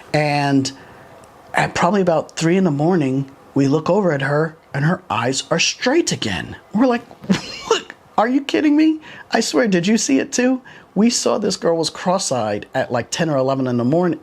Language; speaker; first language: English; native; English